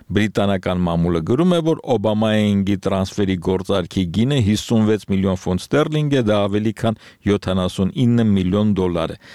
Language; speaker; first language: Armenian; native; Armenian